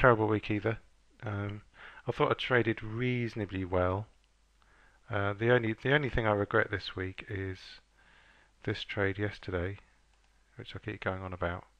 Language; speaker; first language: English; native; English